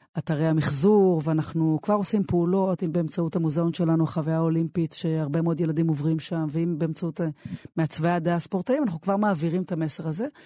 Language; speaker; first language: Hebrew; native; Hebrew